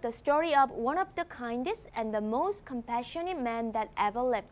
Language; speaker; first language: English; non-native, fluent; Korean